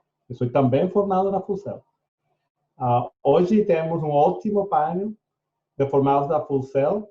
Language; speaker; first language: Portuguese; non-native, fluent; Spanish